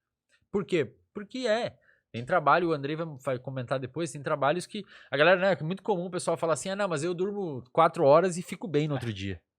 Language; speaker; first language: Portuguese; native; Portuguese